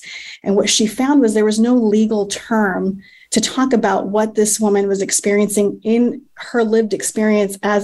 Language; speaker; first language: English; native; English